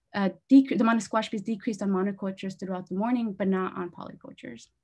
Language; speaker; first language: English; native; English